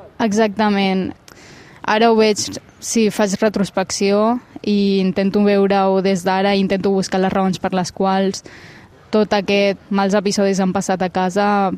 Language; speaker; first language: Catalan; early bilingual, other home language; Punjabi